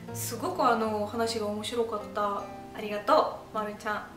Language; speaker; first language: Japanese; non-native, fluent; Russian